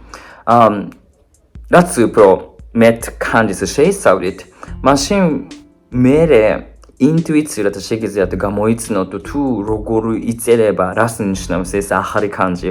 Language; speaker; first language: Georgian; non-native, fluent; Japanese